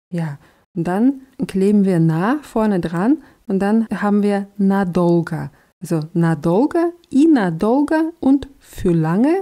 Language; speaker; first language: German; non-native, fluent; Russian